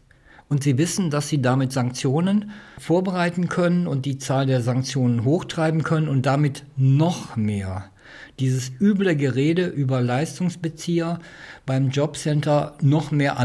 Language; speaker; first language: German; native; German